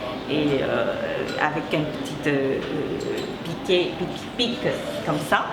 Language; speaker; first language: French; non-native, fluent; Chinese